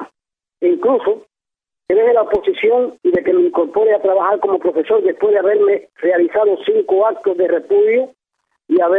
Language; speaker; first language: Spanish; native; Spanish